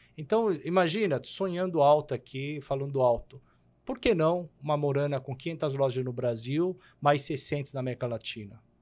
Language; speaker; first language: Portuguese; early bilingual, other home language; Korean